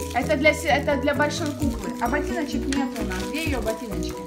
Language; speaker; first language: Russian; native; Russian